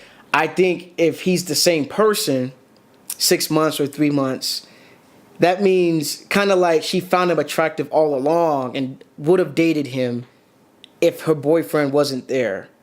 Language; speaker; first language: English; native; English